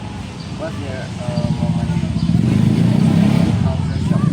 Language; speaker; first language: English; non-native, learner; Indonesian